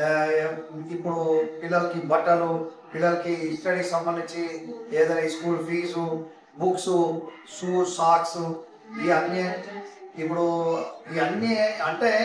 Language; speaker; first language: Telugu; non-native, local second language; Hindi